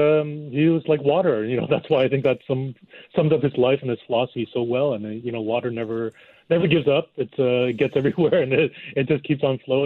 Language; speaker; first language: English; non-native, local second language; Cantonese